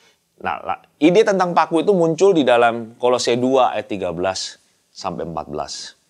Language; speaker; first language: Indonesian; native; Indonesian